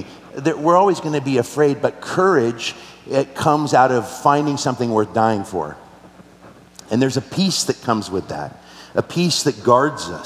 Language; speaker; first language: English; native; English